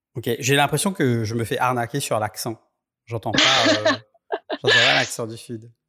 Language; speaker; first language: French; native; French